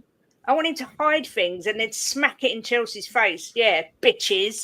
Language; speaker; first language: English; native; English